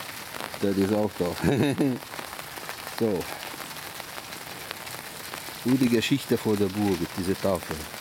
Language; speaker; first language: German; non-native, learner; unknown